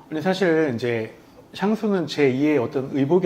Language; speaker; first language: Korean; native; Korean